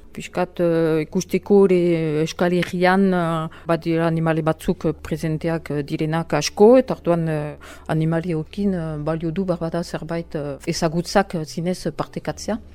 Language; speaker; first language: Basque; non-native, local second language; French